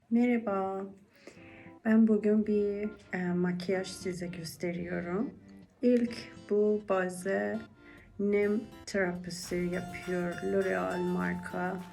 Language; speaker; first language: Turkish; non-native, learner; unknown